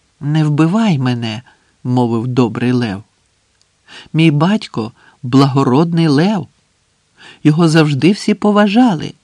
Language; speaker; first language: Ukrainian; native; Ukrainian